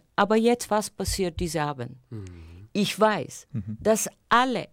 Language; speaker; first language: German; non-native, fluent; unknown